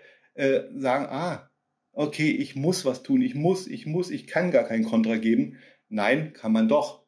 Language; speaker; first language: German; native; German